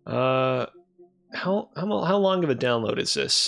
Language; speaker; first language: English; native; English